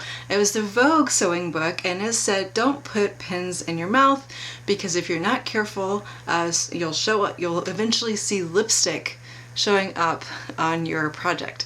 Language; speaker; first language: English; native; English